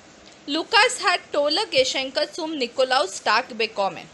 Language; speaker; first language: German; non-native, fluent; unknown